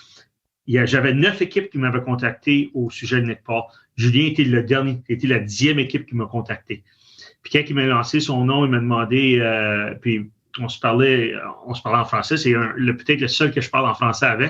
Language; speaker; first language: French; native; French